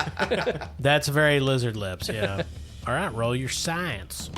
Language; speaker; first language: English; native; English